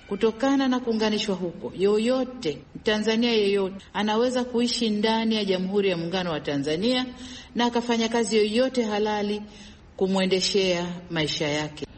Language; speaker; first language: Swahili; native; Swahili